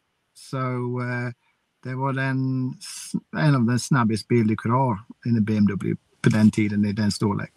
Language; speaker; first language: Swedish; non-native, fluent; English